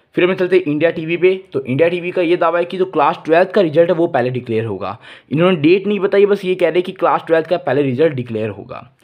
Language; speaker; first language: Hindi; native; Hindi